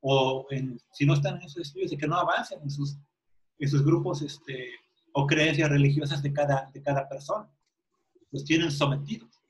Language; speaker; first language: Spanish; native; Spanish